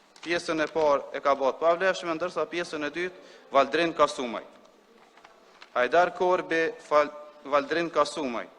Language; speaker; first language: Albanian; native; Albanian